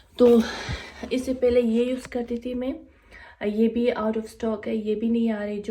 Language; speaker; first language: Urdu; non-native, local second language; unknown